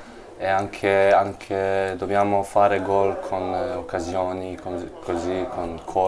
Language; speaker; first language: Italian; non-native, learner; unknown